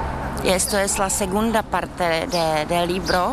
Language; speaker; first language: Spanish; non-native, fluent; Czech